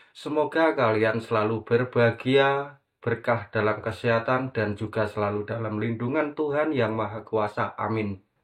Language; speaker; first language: Indonesian; native; Indonesian